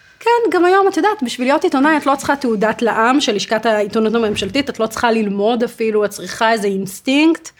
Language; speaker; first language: Hebrew; native; Hebrew